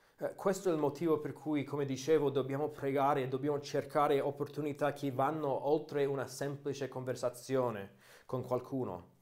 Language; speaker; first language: Italian; non-native, fluent; English